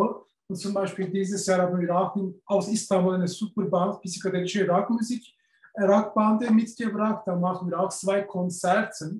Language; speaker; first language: German; non-native, learner; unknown